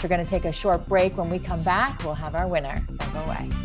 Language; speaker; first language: English; native; English